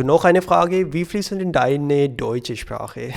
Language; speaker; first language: German; non-native, learner; Urdu